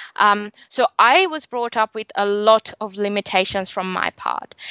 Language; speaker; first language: English; non-native, local second language; Sinhala